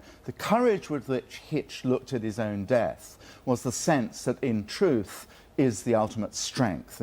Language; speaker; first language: English; native; English